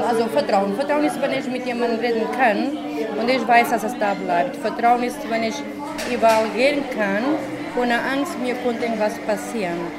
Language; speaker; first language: German; non-native, fluent; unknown